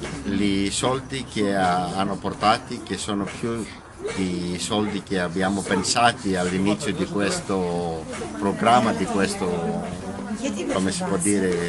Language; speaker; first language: Italian; non-native, learner; Greek